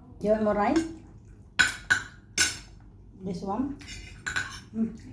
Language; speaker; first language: English; non-native, local second language; Filipino